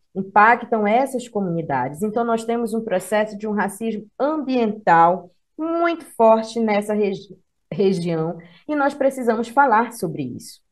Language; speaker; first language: Portuguese; native; Portuguese